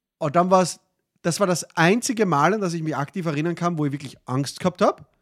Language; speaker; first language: German; early bilingual, other home language; Arabic